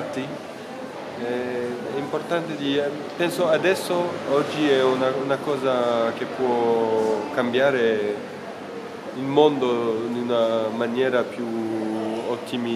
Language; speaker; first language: Italian; non-native, fluent; French